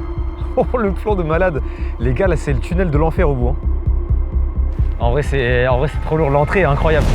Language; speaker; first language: French; native; French